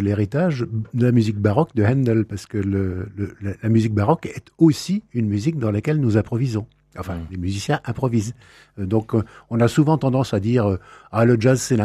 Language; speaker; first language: French; native; French